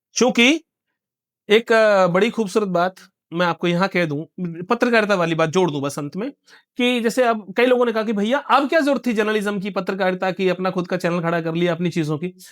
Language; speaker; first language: Hindi; native; Hindi